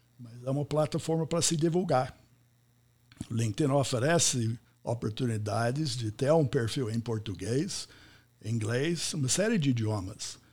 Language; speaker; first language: Portuguese; non-native, fluent; English